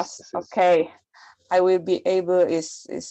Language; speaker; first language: English; non-native, learner; Polish